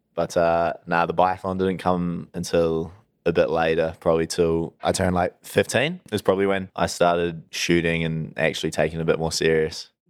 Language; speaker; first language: English; native; English